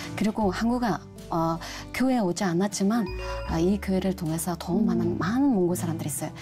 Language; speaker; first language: Korean; non-native, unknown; Mongolian